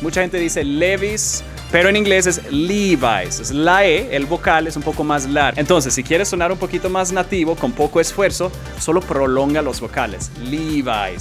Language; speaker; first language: Spanish; non-native, fluent; English